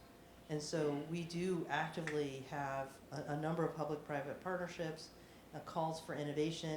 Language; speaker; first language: English; native; English